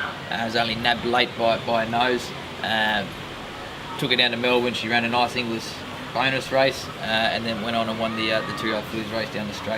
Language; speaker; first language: English; native; English